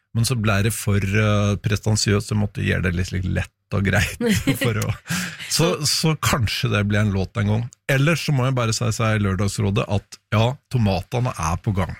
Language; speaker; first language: Norwegian; native; Norwegian